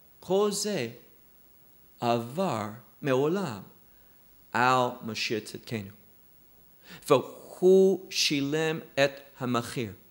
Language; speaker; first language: Hebrew; non-native, fluent; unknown